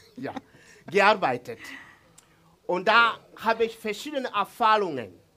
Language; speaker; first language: German; non-native, learner; Swahili